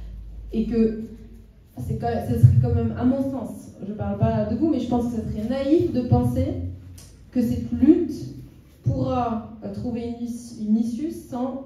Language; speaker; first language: French; early bilingual, other home language; Arabic